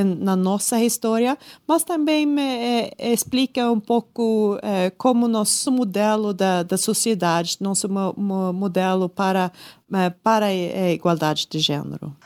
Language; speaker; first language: Portuguese; non-native, learner; Swedish